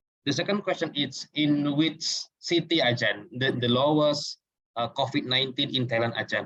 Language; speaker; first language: English; non-native, learner; Indonesian